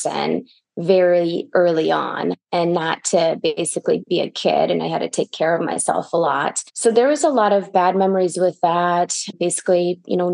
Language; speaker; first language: English; early bilingual, other home language; Russian